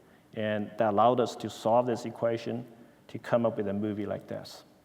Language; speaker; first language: English; non-native, fluent; Chinese